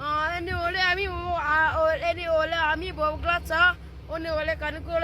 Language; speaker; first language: Nepali; non-native, local second language; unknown